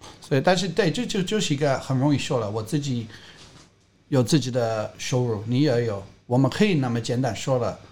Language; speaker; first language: Chinese; non-native, fluent; English